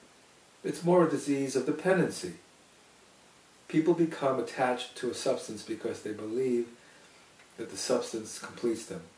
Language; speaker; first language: English; native; English